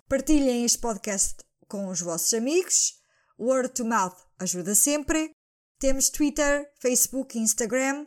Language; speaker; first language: Portuguese; early bilingual, heritage; Portuguese